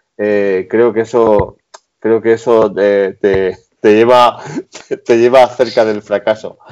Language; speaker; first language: Spanish; native; Spanish